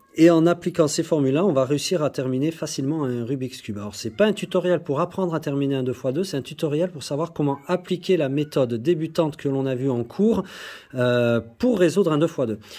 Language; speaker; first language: French; native; French